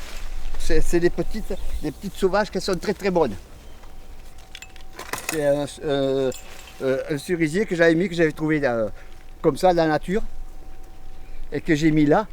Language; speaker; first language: French; native; French